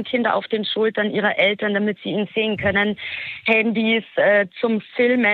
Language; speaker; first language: German; native; German